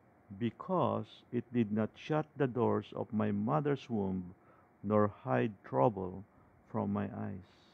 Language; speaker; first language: English; non-native, local second language; Filipino